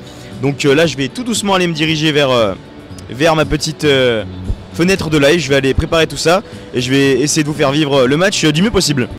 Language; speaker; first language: French; native; French